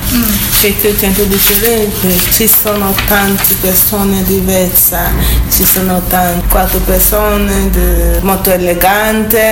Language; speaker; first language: Italian; non-native, learner; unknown